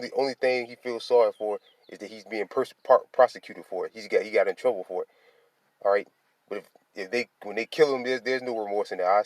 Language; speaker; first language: English; native; English